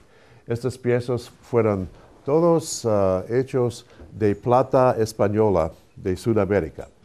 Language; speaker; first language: Spanish; non-native, fluent; English